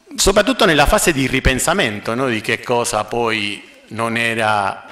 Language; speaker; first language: Italian; non-native, fluent; Spanish